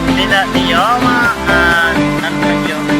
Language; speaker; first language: Chinese; non-native, learner; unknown